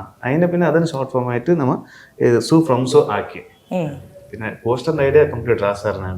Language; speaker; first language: Malayalam; non-native, learner; Tulu